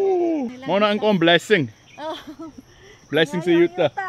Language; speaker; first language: Cebuano; non-native, learner; English